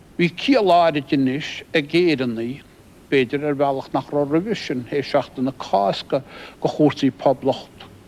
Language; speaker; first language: Irish; native; Irish